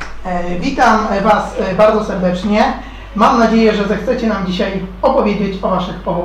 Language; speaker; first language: Polish; native; Polish